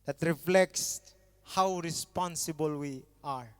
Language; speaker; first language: English; non-native, local second language; Filipino